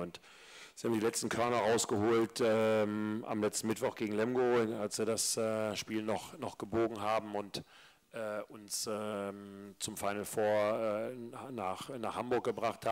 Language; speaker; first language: German; native; German